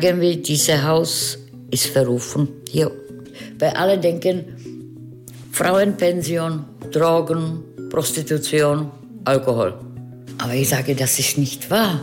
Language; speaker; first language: German; non-native, fluent; Czech